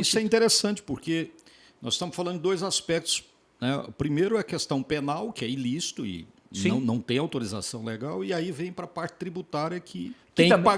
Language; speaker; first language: Portuguese; native; Portuguese